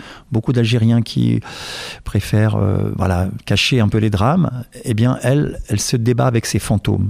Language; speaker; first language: French; native; French